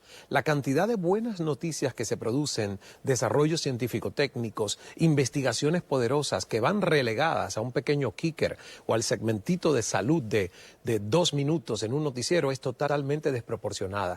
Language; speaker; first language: Spanish; native; Spanish